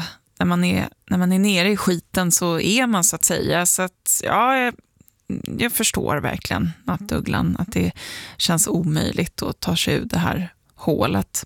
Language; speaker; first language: Swedish; native; Swedish